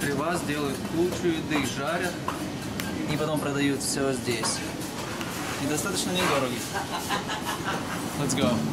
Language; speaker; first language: Russian; native; Russian